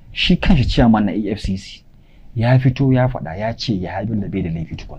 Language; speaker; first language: Hausa; non-native, local second language; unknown